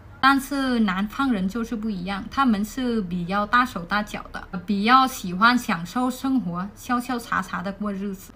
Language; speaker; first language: Chinese; non-native, fluent; Vietnamese